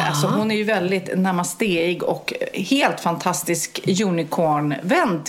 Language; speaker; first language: Swedish; native; Swedish